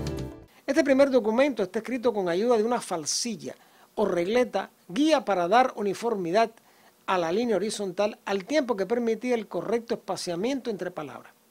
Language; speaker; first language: Spanish; native; Spanish